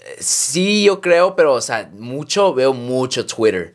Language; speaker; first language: Spanish; early bilingual, heritage; Spanish